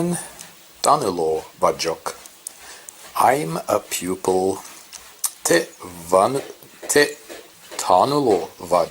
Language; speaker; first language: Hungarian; non-native, learner; Swedish